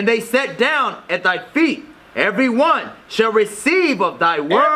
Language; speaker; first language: English; native; English